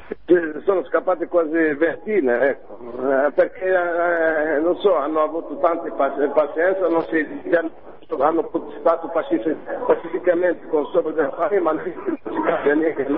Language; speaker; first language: Italian; non-native, learner; Arabic